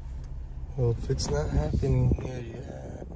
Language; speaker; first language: English; native; English